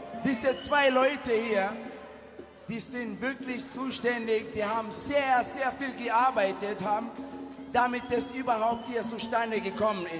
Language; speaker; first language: German; non-native, fluent; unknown